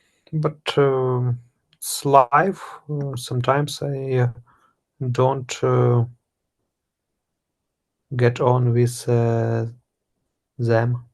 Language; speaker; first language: English; non-native, learner; Russian